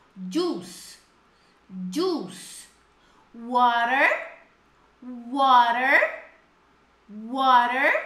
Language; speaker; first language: English; non-native, fluent; Portuguese